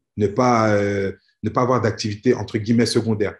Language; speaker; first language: French; native; French